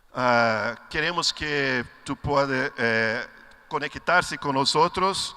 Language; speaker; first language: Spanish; non-native, learner; Portuguese